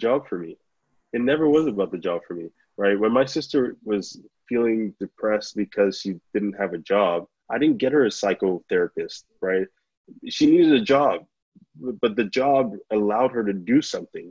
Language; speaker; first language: English; non-native, local second language; Yoruba